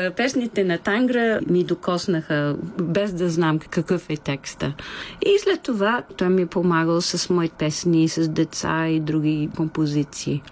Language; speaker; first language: Bulgarian; non-native, fluent; English